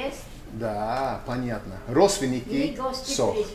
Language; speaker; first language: Russian; non-native, learner; English